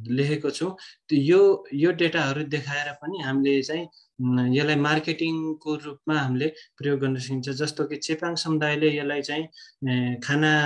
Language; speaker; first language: Nepali; native; Nepali